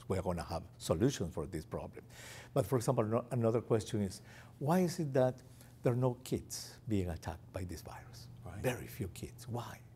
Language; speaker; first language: English; non-native, fluent; Spanish